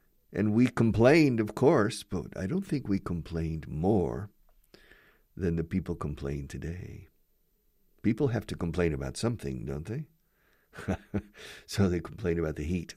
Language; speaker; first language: English; native; English